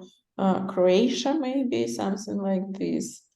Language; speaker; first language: English; non-native, learner; Russian